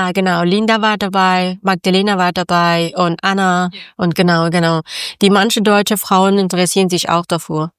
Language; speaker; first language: German; non-native, learner; Persian